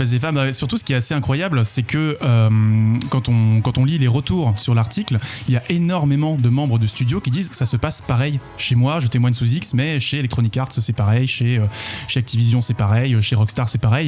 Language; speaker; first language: French; native; French